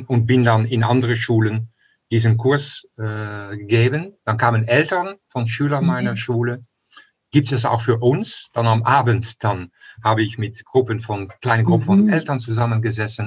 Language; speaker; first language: German; non-native, fluent; Dutch